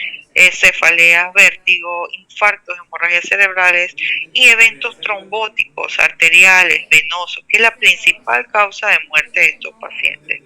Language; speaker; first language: Spanish; native; Spanish